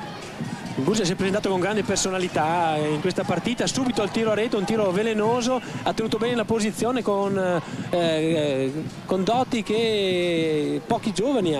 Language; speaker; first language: Italian; native; Italian